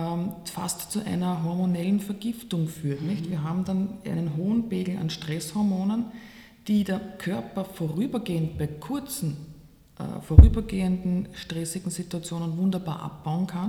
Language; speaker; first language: German; native; German